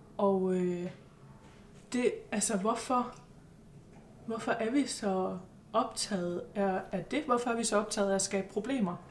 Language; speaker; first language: Danish; native; Danish